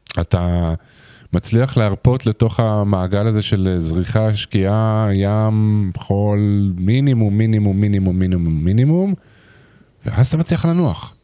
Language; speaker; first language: Hebrew; native; Hebrew